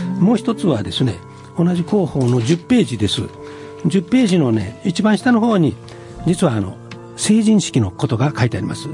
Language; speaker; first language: Japanese; native; Japanese